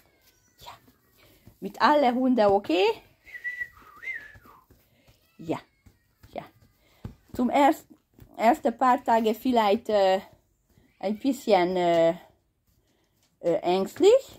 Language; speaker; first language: German; non-native, learner; Hungarian